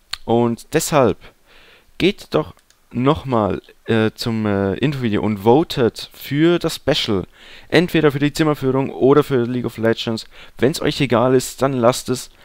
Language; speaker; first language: German; native; German